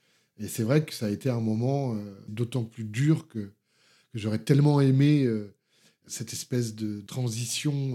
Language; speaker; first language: French; native; French